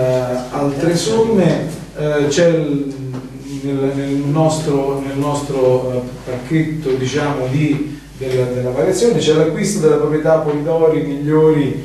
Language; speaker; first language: Italian; native; Italian